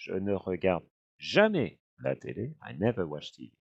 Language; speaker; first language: French; non-native, fluent; English